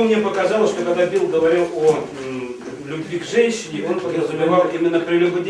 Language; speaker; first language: Russian; native; Russian